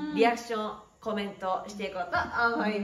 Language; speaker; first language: Japanese; native; Japanese